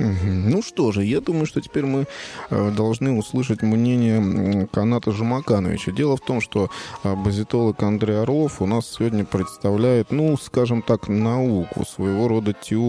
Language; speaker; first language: Russian; native; Russian